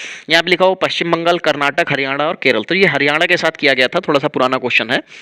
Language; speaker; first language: Hindi; native; Hindi